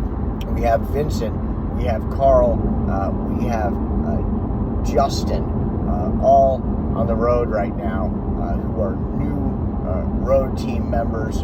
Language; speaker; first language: English; native; English